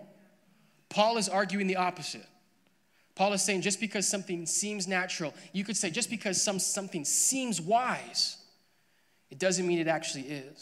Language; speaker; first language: English; native; English